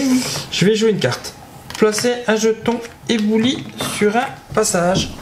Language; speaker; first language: French; native; French